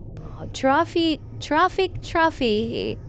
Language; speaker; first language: English; non-native, local second language; Filipino